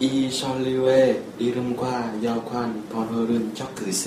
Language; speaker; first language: Korean; non-native, learner; Vietnamese